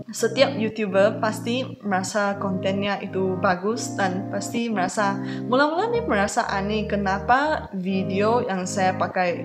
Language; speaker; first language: Indonesian; non-native, fluent; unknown